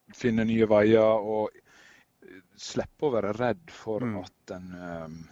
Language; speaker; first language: Norwegian; native; Norwegian